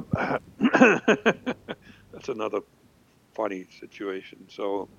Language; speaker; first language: English; non-native, fluent; German